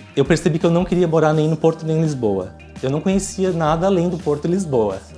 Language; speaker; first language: Portuguese; native; Portuguese